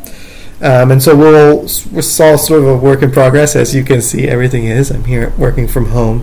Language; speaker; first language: English; native; English